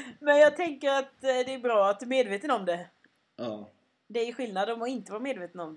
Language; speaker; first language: Swedish; native; Swedish